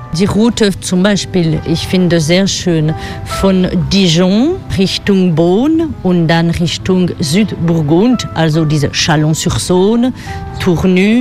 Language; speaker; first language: German; non-native, fluent; French